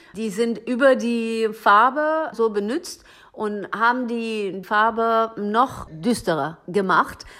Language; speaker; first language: German; non-native, learner; Persian